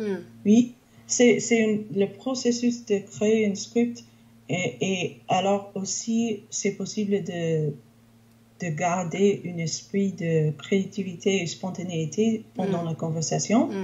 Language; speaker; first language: French; non-native, local second language; English